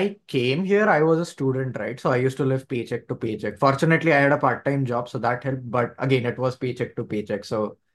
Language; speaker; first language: English; non-native, local second language; Marathi